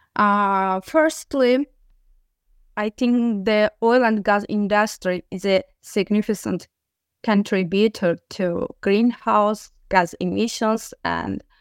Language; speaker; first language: English; non-native, learner; Azerbaijani